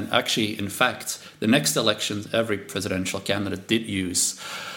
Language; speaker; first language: English; non-native, fluent; Dutch